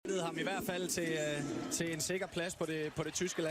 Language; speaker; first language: Danish; native; Danish